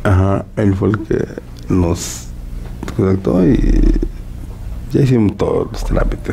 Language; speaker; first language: Spanish; native; Spanish